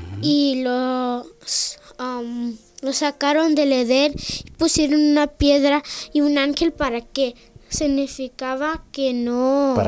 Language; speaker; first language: Spanish; early bilingual, heritage; Spanish